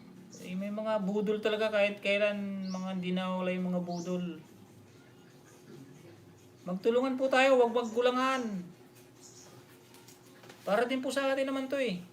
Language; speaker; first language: Filipino; non-native, local second language; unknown